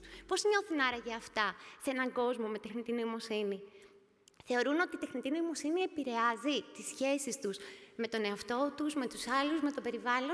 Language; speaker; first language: Greek; native; Greek